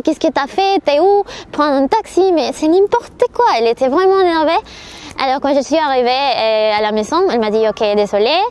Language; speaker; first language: French; non-native, learner; Spanish